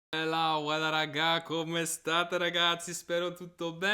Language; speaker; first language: Italian; non-native, fluent; English